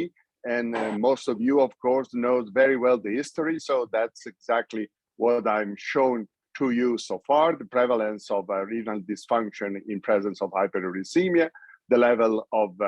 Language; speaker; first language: English; non-native, fluent; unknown